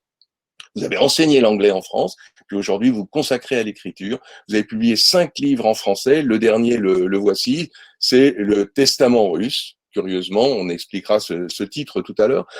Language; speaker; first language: French; native; French